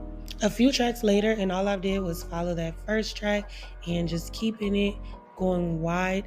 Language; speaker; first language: English; native; English